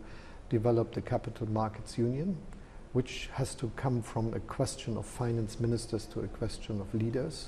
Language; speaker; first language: English; non-native, fluent; German